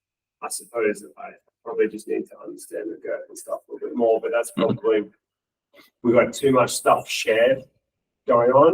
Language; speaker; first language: English; native; English